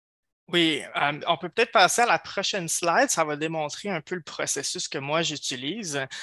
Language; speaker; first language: French; native; French